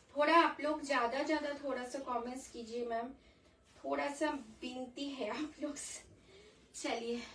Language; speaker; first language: Hindi; non-native, local second language; Bangla